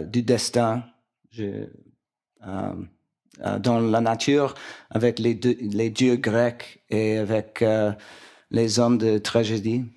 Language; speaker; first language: French; non-native, local second language; English